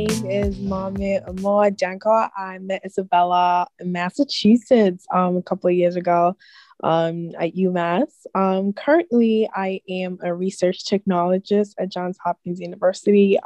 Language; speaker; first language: English; non-native, local second language; Akan